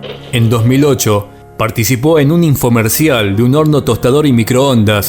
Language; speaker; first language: Spanish; native; Spanish